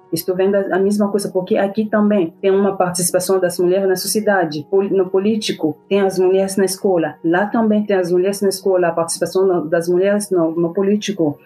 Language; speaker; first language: Portuguese; non-native, fluent; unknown